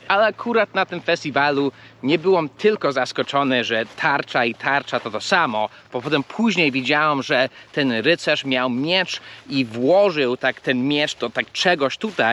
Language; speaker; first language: Polish; early bilingual, heritage; English